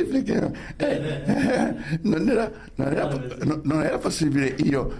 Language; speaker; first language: Italian; non-native, learner; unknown